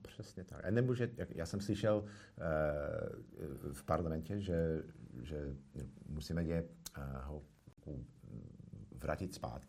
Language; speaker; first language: Czech; non-native, fluent; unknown